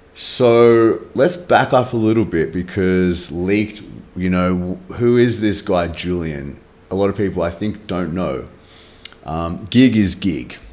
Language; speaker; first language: English; native; English